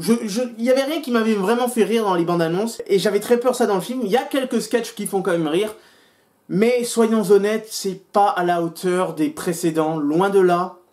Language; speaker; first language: French; native; French